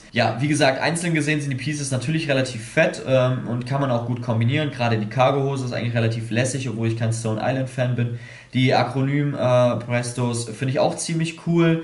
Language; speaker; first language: German; native; German